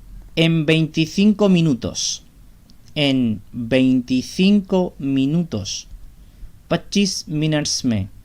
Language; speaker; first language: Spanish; non-native, fluent; Urdu